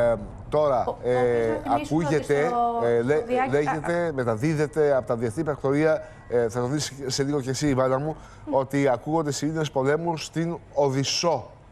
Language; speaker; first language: Greek; native; Greek